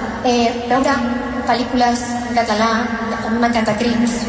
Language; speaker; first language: Catalan; non-native, local second language; Spanish